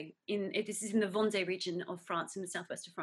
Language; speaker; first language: English; native; English